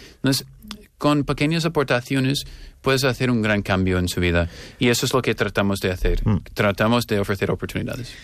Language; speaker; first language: Spanish; non-native, fluent; English